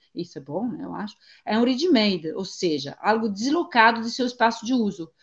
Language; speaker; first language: Portuguese; non-native, fluent; Italian